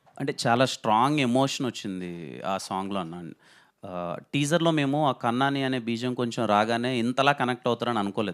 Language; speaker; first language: Telugu; native; Telugu